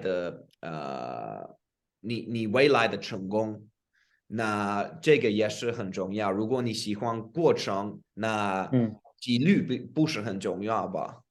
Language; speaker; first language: Chinese; non-native, fluent; English